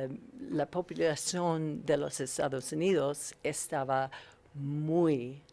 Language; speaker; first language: Spanish; non-native, learner; English